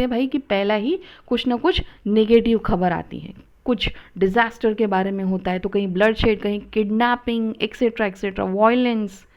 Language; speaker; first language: Hindi; non-native, local second language; Marathi